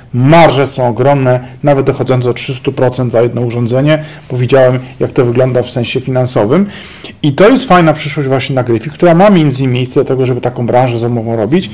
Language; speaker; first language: Polish; native; Polish